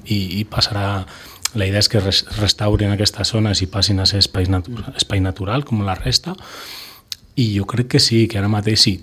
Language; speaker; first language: Catalan; non-native, local second language; Spanish